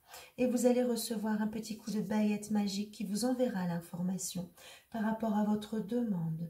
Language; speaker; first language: French; native; French